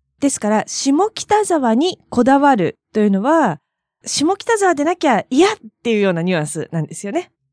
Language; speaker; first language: Japanese; native; Japanese